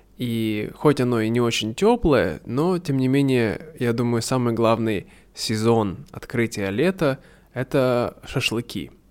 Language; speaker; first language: Russian; native; Russian